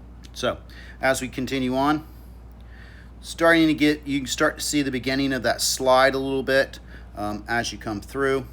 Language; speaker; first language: English; native; English